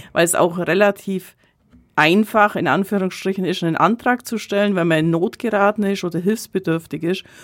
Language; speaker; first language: German; native; German